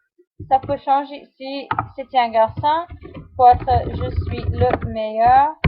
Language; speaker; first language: French; non-native, fluent; English